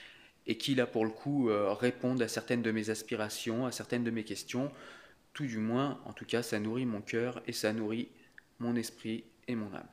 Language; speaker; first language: French; native; French